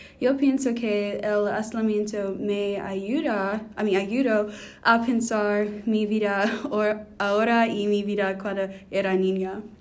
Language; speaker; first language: Spanish; non-native, learner; English